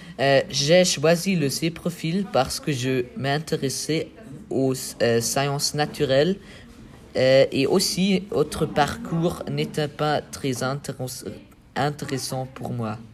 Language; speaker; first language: French; non-native, learner; German